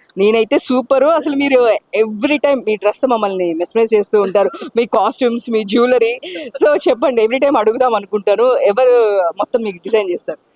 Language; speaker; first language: Telugu; native; Telugu